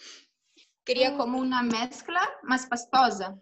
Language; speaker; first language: Spanish; non-native, fluent; Portuguese